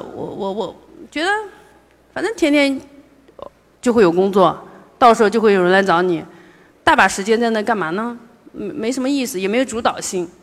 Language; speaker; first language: Chinese; native; Chinese